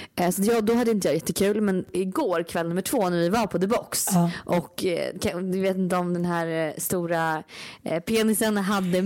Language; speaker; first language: Swedish; native; Swedish